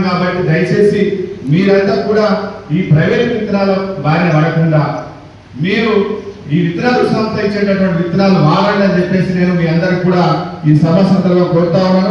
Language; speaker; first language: Telugu; native; Telugu